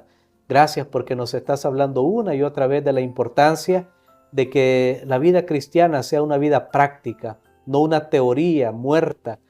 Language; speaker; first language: Spanish; native; Spanish